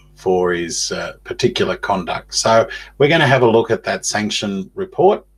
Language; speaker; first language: English; native; English